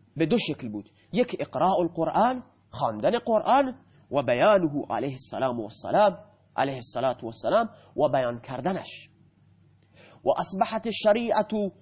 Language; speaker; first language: Persian; native; Persian